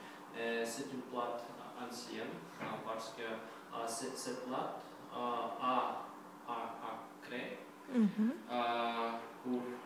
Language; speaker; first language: French; non-native, learner; Russian